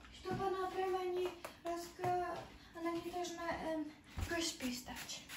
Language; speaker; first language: Russian; early bilingual, heritage; Russian